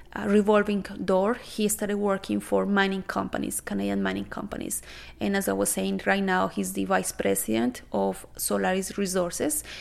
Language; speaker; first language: English; non-native, fluent; Spanish